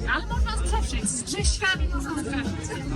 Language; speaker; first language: Polish; native; Polish